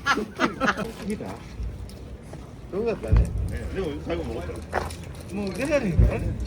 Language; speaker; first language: Japanese; native; Japanese